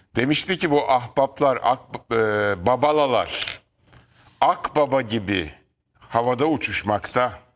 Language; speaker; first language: Turkish; native; Turkish